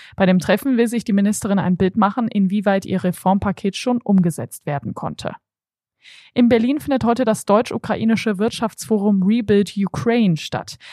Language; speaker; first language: German; native; German